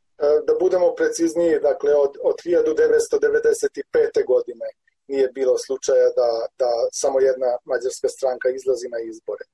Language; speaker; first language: Serbian; non-native, local second language; Hungarian